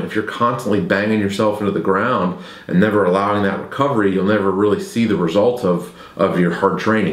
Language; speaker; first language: English; native; English